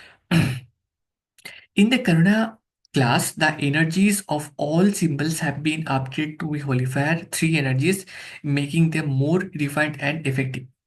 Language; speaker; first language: English; non-native, local second language; Bangla